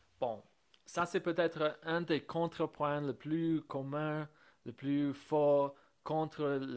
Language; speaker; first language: French; non-native, fluent; English